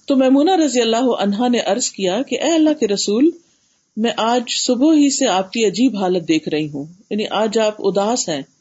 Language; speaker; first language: Urdu; native; Urdu